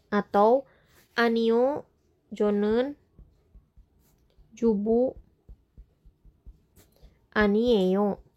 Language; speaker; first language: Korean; non-native, fluent; Indonesian